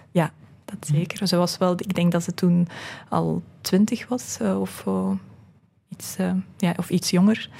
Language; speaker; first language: Dutch; early bilingual, other home language; Russian